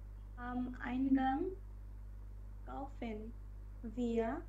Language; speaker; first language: German; non-native, learner; Bangla